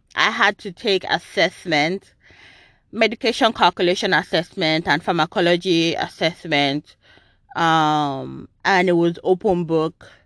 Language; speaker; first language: English; non-native, local second language; Yoruba